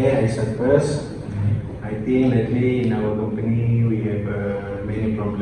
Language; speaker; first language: English; non-native, learner; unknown